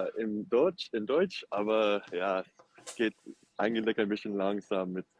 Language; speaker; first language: German; non-native, learner; English